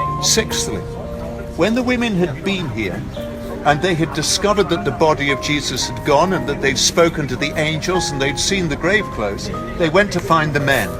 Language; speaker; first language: English; native; English